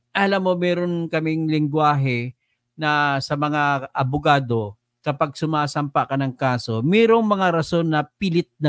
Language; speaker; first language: Filipino; non-native, local second language; Hiligaynon